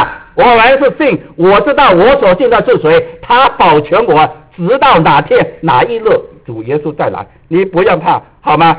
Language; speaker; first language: Chinese; native; Chinese